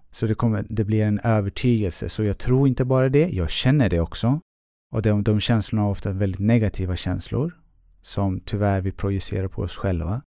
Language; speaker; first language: Swedish; early bilingual, other home language; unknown